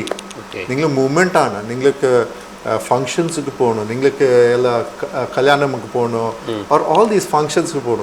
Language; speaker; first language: Malayalam; non-native, local second language; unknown